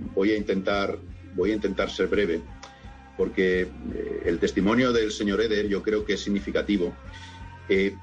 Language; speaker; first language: Spanish; native; Spanish